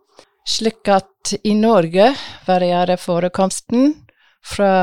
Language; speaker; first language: Norwegian; non-native, fluent; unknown